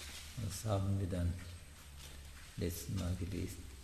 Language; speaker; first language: German; non-native, learner; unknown